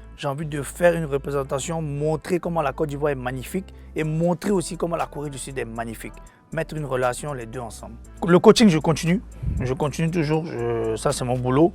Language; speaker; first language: French; non-native, local second language; Korean